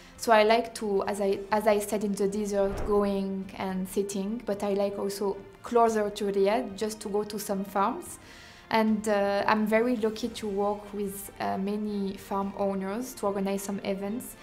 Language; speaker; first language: English; non-native, fluent; French